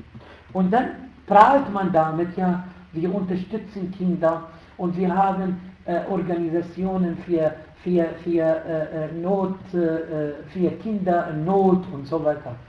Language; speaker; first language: German; non-native, fluent; Arabic